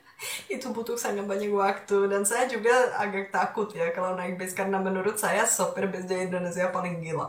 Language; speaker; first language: Indonesian; non-native, fluent; Czech